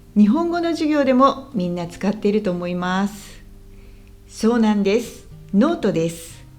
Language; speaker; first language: Japanese; native; Japanese